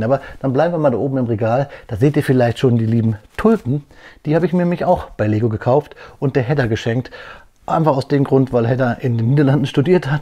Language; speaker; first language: German; native; German